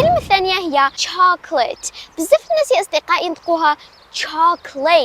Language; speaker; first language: Arabic; native; Arabic